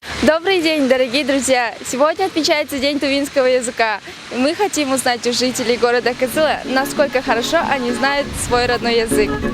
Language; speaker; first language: Russian; non-native, local second language; Tuvinian